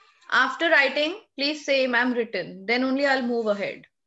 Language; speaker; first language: English; non-native, local second language; Hindi